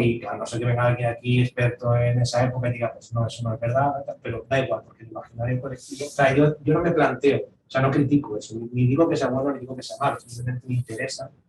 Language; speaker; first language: Spanish; native; Spanish